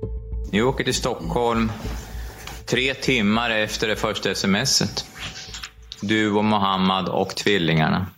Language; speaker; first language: Swedish; native; Swedish